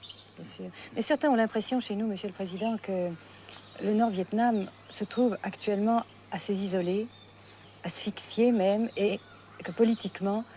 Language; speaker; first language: French; native; French